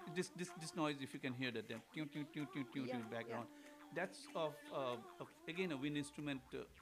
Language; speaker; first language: English; non-native, local second language; Assamese